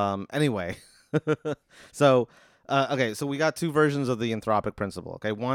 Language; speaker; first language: English; native; English